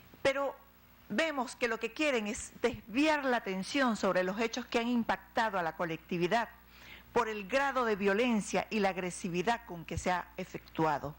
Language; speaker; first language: Spanish; native; Spanish